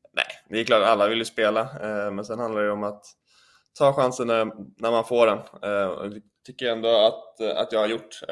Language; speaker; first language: Swedish; native; Swedish